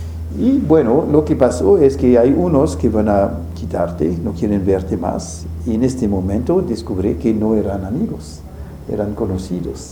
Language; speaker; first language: Spanish; non-native, fluent; French